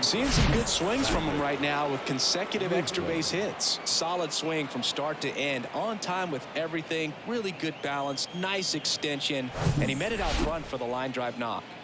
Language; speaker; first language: English; native; English